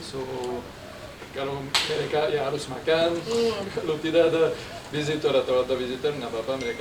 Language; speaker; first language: Indonesian; non-native, fluent; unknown